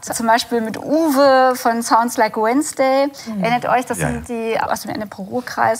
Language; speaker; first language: German; native; German